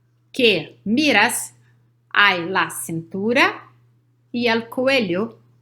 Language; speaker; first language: Spanish; non-native, learner; Portuguese